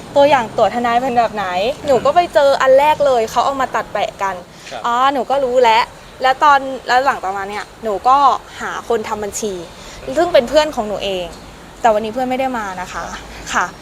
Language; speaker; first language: Thai; native; Thai